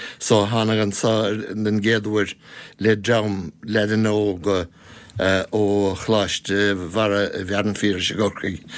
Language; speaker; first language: Irish; non-native, local second language; English